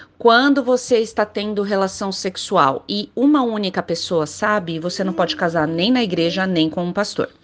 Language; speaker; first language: Portuguese; native; Portuguese